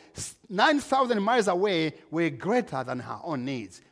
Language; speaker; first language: English; non-native, local second language; Kinyarwanda